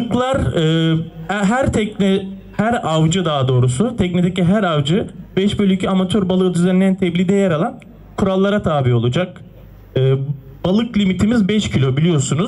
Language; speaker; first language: Turkish; native; Turkish